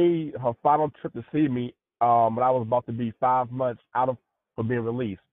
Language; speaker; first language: English; native; English